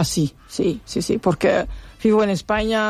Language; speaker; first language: Spanish; non-native, learner; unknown